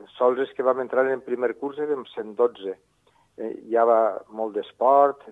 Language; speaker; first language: Catalan; native; Catalan